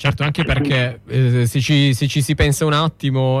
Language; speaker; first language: Italian; native; Italian